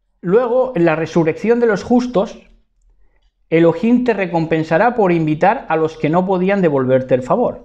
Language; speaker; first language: Spanish; native; Spanish